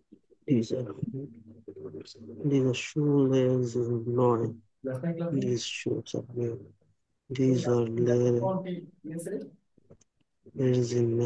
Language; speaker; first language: German; non-native, learner; Bangla